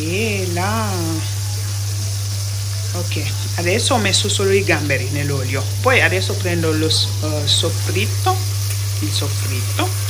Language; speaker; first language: Italian; non-native, fluent; Wolof